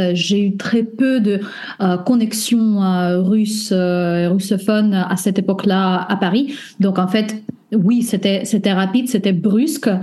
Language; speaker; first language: French; non-native, fluent; Russian